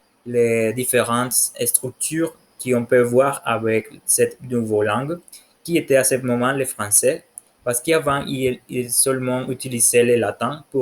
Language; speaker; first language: French; non-native, learner; Spanish